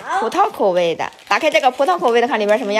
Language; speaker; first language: Chinese; native; Chinese